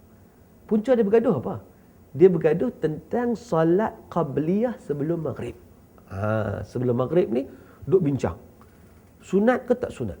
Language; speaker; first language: Malay; native; Malay